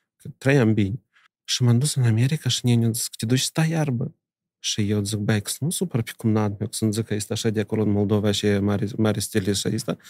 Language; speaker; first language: Romanian; native; Romanian